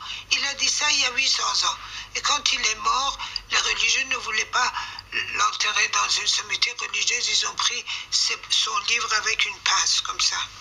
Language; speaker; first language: French; non-native, fluent; Persian